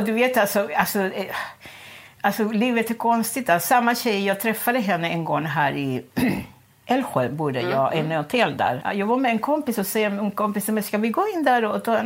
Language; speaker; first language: Swedish; non-native, fluent; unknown